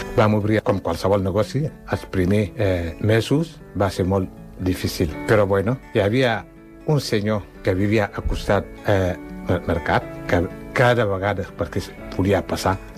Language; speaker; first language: Catalan; non-native, fluent; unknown